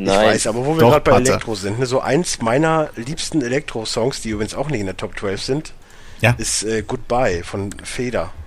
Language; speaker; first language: German; native; German